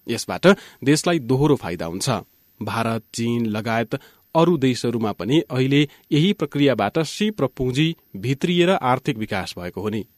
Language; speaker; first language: Nepali; native; Nepali